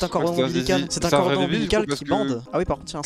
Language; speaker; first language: French; native; French